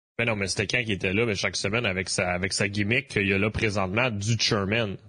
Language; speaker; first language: French; native; French